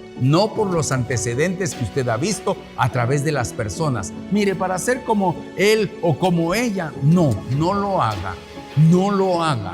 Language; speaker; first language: Spanish; native; Spanish